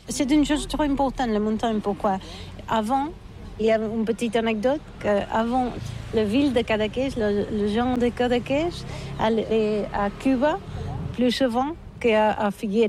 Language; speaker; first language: French; non-native, learner; Catalan